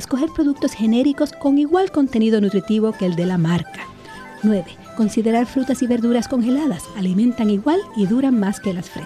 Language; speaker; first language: Spanish; native; Spanish